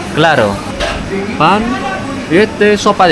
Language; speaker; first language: Spanish; non-native, fluent; Indonesian